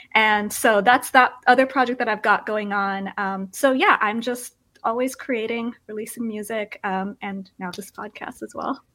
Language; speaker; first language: English; early bilingual, other home language; Filipino